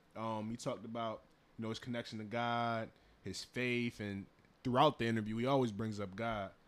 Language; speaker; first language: English; native; English